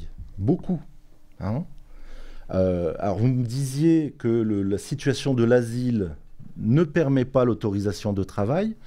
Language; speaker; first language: French; native; French